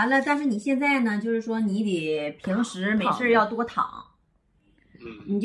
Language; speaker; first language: Chinese; native; Chinese